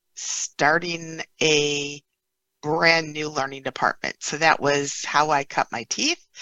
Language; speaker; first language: English; native; English